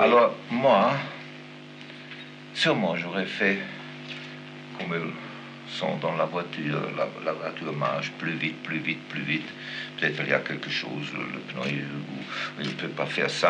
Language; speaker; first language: French; non-native, fluent; German